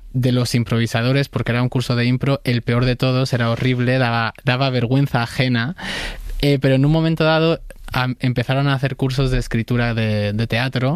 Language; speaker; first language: Spanish; native; Spanish